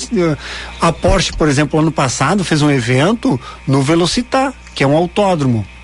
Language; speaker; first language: Portuguese; native; Portuguese